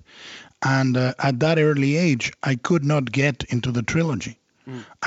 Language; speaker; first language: English; non-native, fluent; Spanish